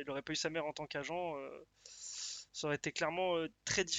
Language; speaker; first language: French; native; French